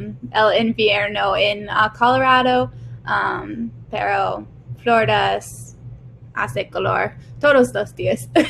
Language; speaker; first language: Spanish; non-native, learner; English